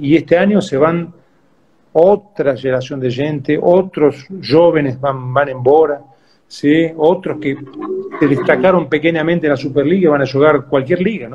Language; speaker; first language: Portuguese; non-native, fluent; Spanish